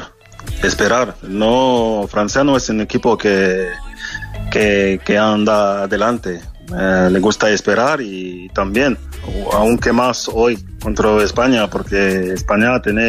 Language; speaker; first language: Spanish; non-native, fluent; French